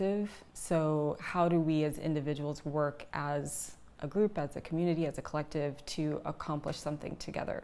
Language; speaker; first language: English; native; English